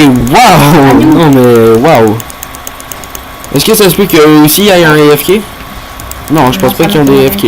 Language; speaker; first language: French; native; French